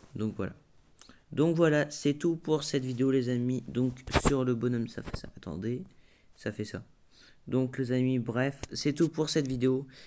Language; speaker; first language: French; native; French